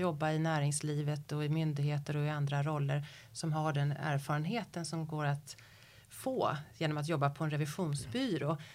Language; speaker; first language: Swedish; native; Swedish